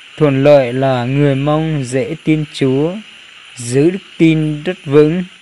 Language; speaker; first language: Vietnamese; non-native, local second language; Hmong